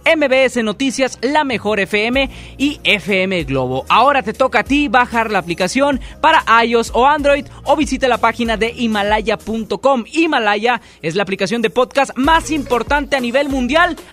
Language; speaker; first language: Spanish; native; Spanish